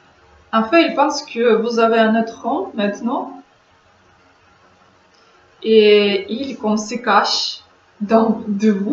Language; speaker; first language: French; non-native, learner; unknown